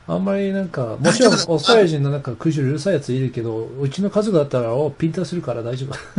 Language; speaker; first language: Japanese; non-native, fluent; English